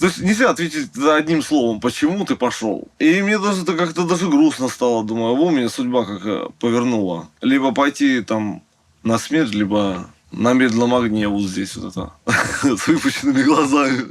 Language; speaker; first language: Russian; native; Russian